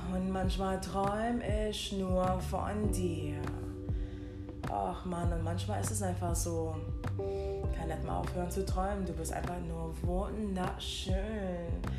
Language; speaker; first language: German; non-native, fluent; English